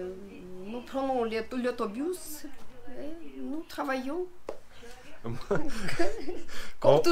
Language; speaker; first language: French; non-native, learner; Russian